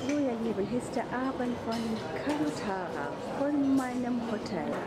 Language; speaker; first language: German; non-native, fluent; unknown